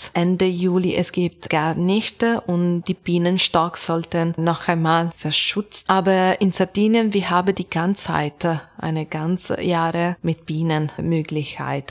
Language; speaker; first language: German; non-native, learner; Italian